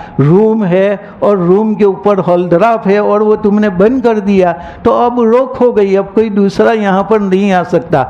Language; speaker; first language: Urdu; non-native, local second language; Gujarati